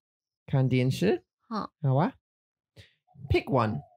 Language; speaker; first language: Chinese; non-native, learner; English